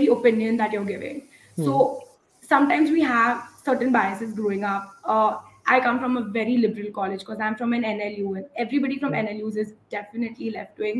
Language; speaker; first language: English; non-native, local second language; Gujarati